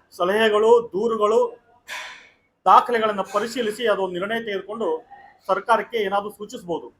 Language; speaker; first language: Kannada; non-native, local second language; Lambadi